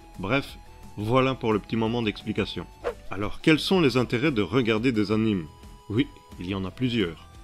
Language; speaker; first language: French; native; French